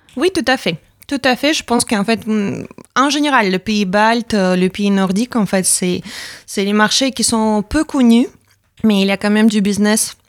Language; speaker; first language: French; non-native, fluent; Latvian